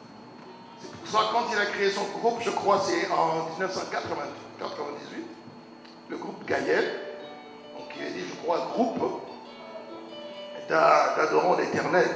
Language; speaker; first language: French; non-native, local second language; Lingala